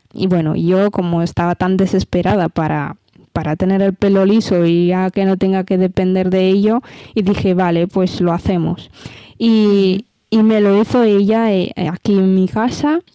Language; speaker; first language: Spanish; early bilingual, other home language; Amharic